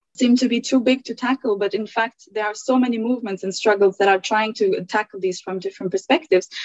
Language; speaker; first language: English; early bilingual, other home language; German